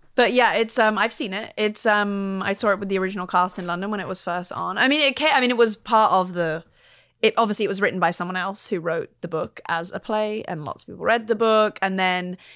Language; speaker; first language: English; native; English